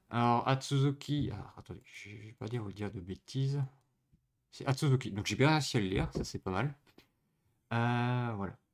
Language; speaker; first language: French; native; French